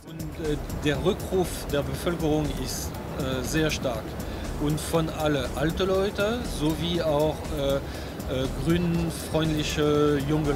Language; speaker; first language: German; non-native, fluent; French